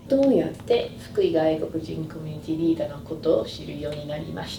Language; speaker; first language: Japanese; non-native, learner; English